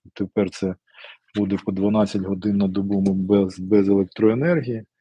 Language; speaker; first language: Ukrainian; non-native, local second language; Russian